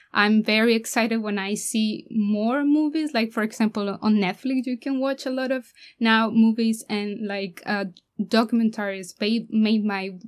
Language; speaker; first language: English; non-native, fluent; Spanish